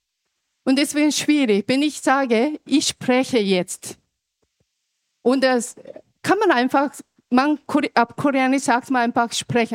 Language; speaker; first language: German; non-native, fluent; Korean